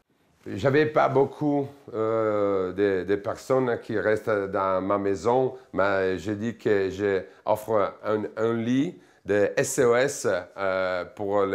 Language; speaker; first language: French; non-native, fluent; Italian